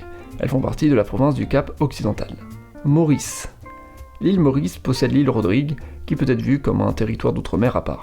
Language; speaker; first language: French; native; French